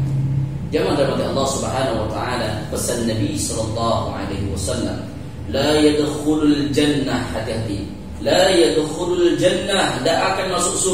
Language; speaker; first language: Indonesian; native; Indonesian